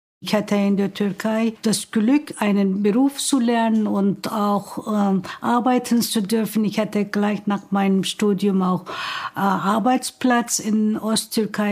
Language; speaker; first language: German; non-native, fluent; Turkish